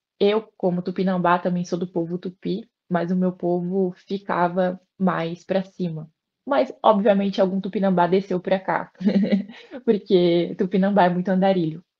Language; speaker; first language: Portuguese; native; Portuguese